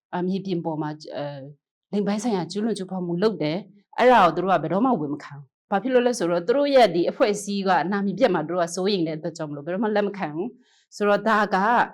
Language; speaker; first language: Burmese; non-native, local second language; Kachin